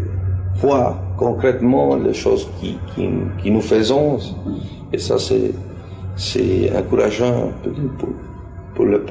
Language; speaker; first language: French; non-native, fluent; Spanish